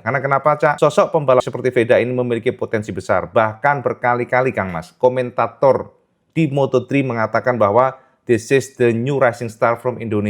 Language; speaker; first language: Indonesian; native; Indonesian